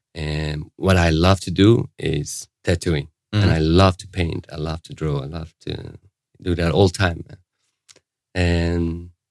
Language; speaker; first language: English; non-native, fluent; Arabic